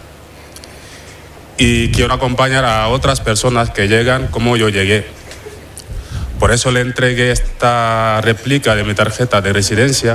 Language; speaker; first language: Spanish; non-native, fluent; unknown